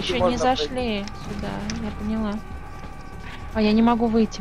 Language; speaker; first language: Russian; native; Russian